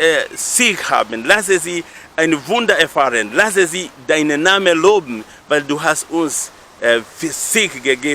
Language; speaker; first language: German; non-native, learner; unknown